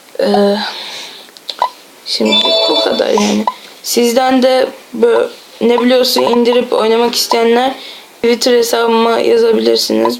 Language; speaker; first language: Turkish; native; Turkish